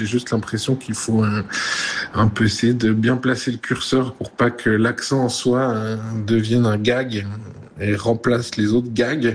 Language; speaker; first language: French; native; French